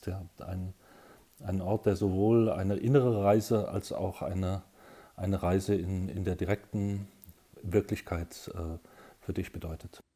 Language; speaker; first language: German; native; German